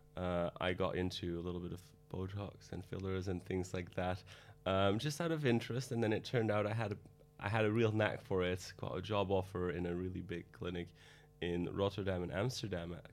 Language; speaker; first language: English; non-native, fluent; Dutch